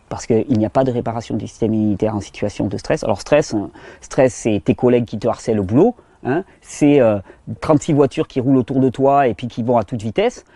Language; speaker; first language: French; native; French